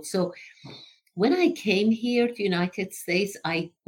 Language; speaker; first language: English; non-native, fluent; Persian